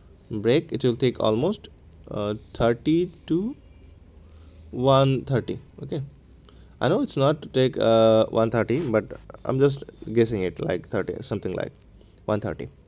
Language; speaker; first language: English; non-native, local second language; Bangla